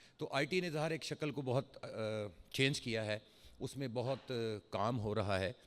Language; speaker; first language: Urdu; early bilingual, heritage; Urdu